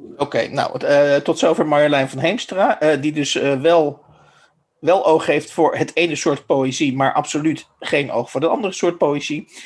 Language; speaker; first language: Dutch; native; Dutch